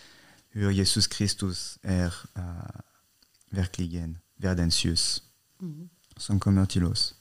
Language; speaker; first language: Swedish; non-native, fluent; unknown